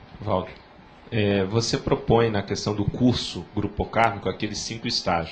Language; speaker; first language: Portuguese; native; Portuguese